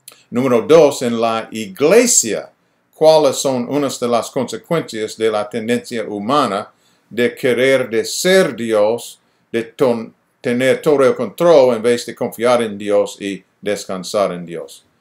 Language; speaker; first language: Spanish; non-native, fluent; English